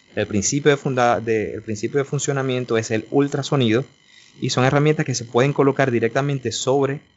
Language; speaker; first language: Spanish; native; Spanish